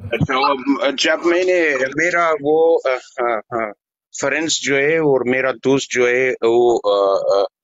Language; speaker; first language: Hindi; non-native, learner; Persian